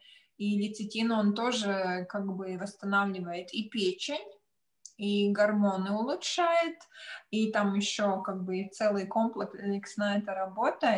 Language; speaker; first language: Russian; non-native, local second language; Latvian